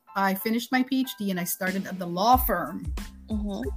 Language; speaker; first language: English; non-native, fluent; Dutch